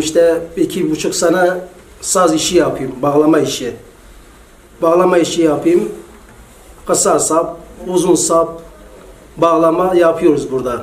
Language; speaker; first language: Turkish; non-native, learner; Kurdish